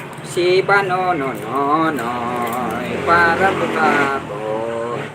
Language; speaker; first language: Filipino; native; Filipino